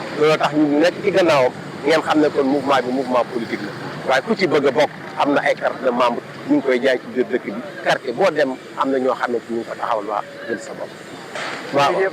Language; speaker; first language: Wolof; non-native, local second language; Fula